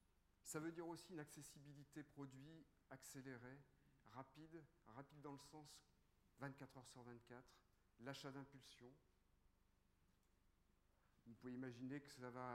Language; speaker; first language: French; native; French